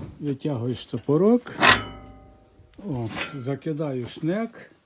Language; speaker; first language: Ukrainian; native; Ukrainian